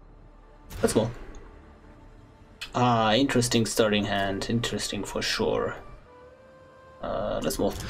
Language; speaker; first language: English; non-native, fluent; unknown